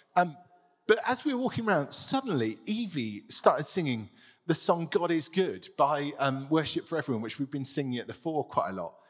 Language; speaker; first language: English; native; English